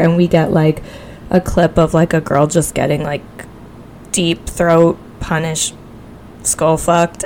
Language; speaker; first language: English; native; English